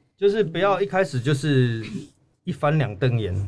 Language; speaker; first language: Chinese; non-native, local second language; Min Nan Chinese